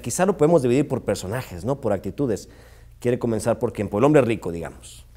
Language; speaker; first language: Spanish; native; Spanish